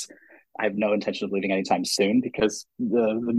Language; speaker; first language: English; native; English